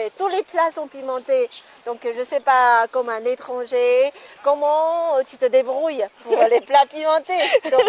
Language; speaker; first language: French; non-native, fluent; Chinese